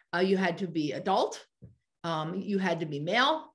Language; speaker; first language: English; native; English